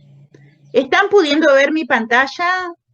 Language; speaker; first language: Spanish; native; Spanish